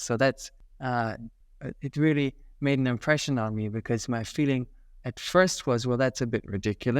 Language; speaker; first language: English; non-native, fluent; German